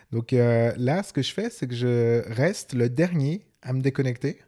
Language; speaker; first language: French; native; French